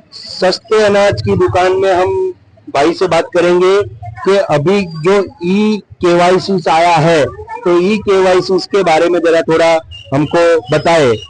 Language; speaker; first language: Hindi; non-native, local second language; Gujarati